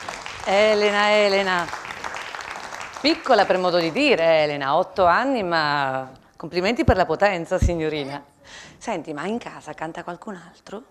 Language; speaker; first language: Italian; native; Italian